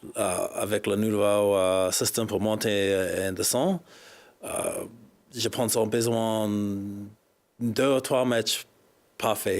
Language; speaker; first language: French; non-native, learner; English